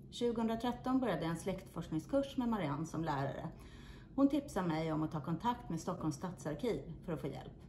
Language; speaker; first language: Swedish; native; Swedish